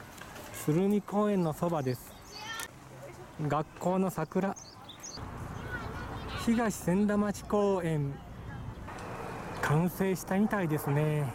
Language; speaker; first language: Japanese; native; Japanese